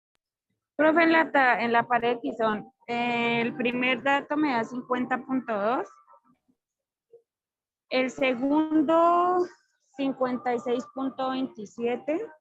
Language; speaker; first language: Spanish; native; Spanish